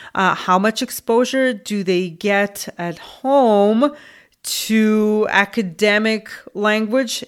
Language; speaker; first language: English; non-native, fluent; Lithuanian